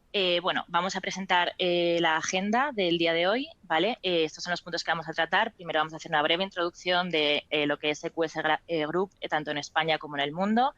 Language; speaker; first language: Spanish; native; Spanish